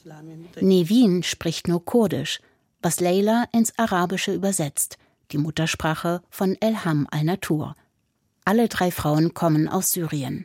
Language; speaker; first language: German; native; German